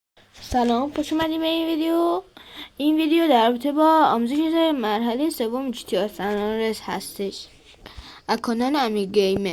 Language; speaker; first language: Persian; native; Persian